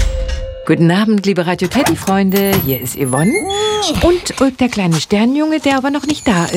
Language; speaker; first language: German; native; German